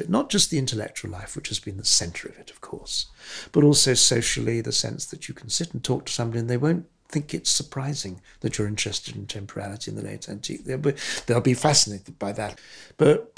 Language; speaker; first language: English; native; English